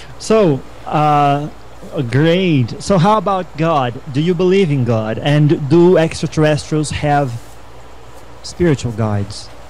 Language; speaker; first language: English; non-native, fluent; Portuguese